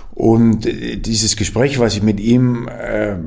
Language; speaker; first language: German; non-native, fluent; Danish